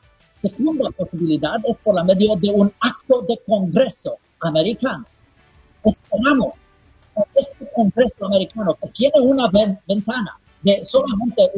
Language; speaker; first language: Spanish; non-native, fluent; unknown